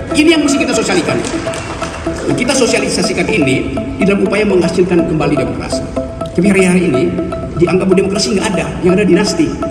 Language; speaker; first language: Indonesian; native; Indonesian